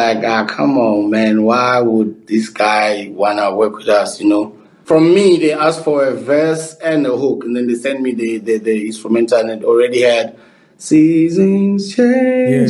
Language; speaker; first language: English; non-native, local second language; Zulu